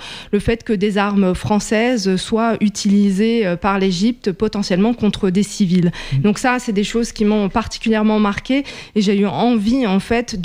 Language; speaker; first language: French; native; French